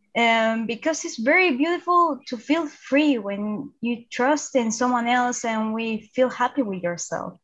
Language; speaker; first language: English; non-native, fluent; Spanish